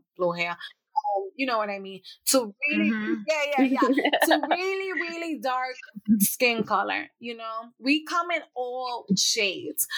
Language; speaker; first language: English; native; English